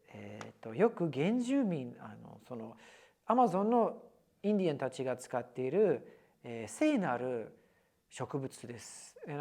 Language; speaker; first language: Japanese; non-native, fluent; English